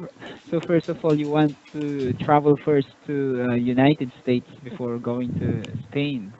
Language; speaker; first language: English; non-native, local second language; Filipino